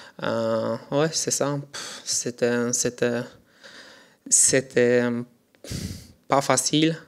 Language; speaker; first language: French; non-native, learner; Polish